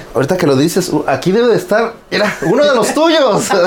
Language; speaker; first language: Spanish; native; Spanish